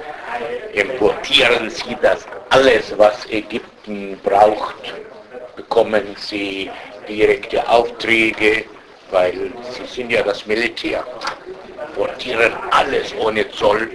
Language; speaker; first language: German; non-native, fluent; Arabic